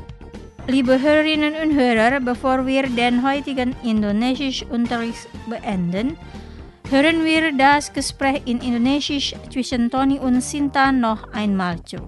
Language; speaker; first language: German; non-native, fluent; Indonesian